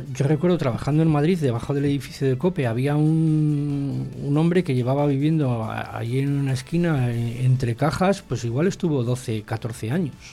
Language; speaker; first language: Spanish; native; Spanish